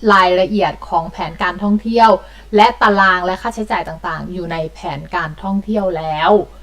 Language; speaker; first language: Thai; native; Thai